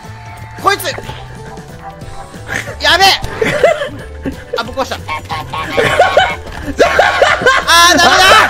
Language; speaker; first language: Japanese; native; Japanese